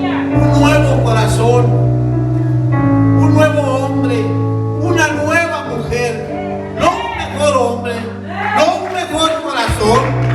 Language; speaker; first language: Spanish; native; Spanish